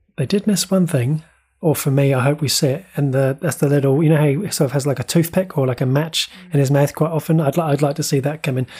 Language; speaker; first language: English; native; English